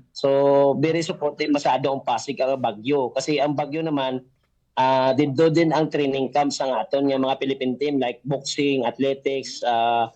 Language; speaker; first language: Filipino; native; Filipino